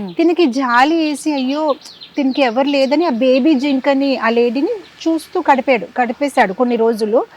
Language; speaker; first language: Telugu; non-native, fluent; Gujarati